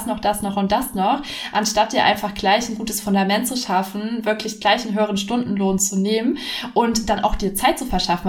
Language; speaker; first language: German; native; German